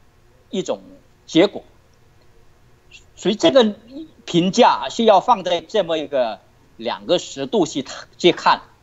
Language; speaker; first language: Chinese; native; Chinese